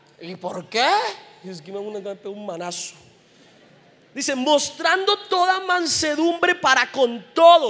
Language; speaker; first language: Spanish; native; Spanish